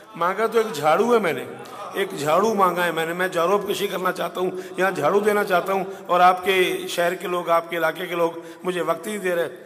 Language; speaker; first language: Urdu; non-native, local second language; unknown